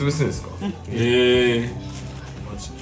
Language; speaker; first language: Japanese; native; Japanese